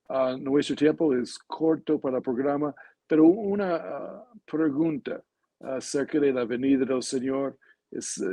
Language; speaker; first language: Spanish; non-native, fluent; English